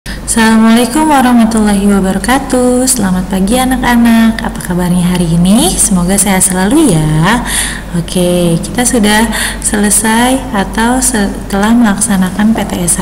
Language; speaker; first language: Indonesian; native; Indonesian